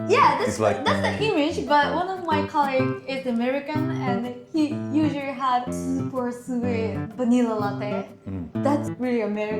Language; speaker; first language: English; non-native, fluent; Japanese